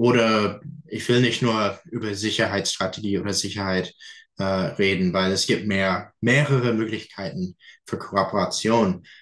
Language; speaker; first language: German; non-native, fluent; English